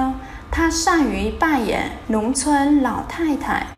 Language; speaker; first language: Chinese; non-native, fluent; Vietnamese